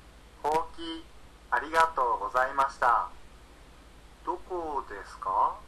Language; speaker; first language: Japanese; non-native, learner; Indonesian